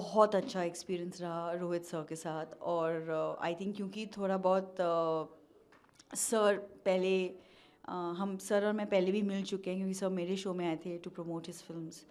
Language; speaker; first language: Hindi; native; Hindi